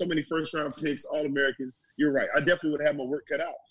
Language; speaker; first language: English; native; English